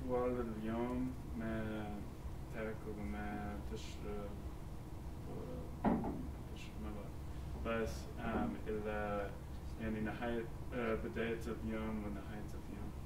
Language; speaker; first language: Arabic; non-native, learner; English